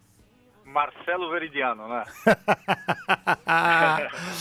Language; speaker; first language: Greek; non-native, fluent; Portuguese